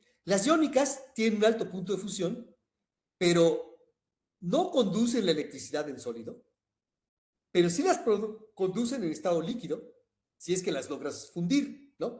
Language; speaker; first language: Spanish; native; Spanish